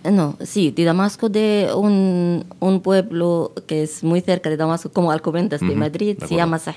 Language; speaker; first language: Spanish; non-native, fluent; Arabic